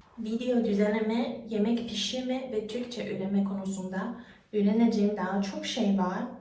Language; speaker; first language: Turkish; non-native, learner; Chinese